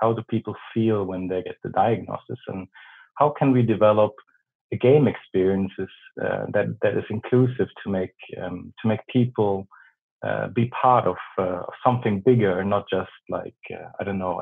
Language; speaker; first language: English; non-native, fluent; German